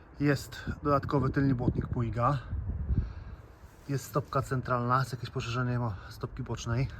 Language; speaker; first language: Polish; native; Polish